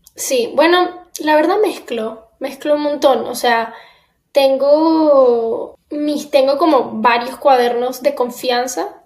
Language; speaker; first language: Spanish; native; Spanish